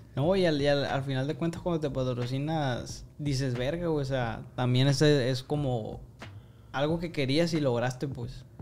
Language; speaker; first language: Spanish; native; Spanish